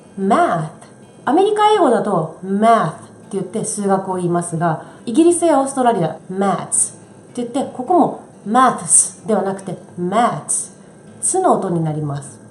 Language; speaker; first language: Japanese; native; Japanese